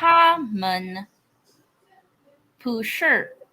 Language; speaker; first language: Chinese; non-native, learner; Filipino